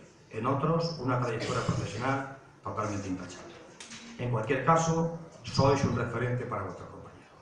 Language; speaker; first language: Spanish; native; Spanish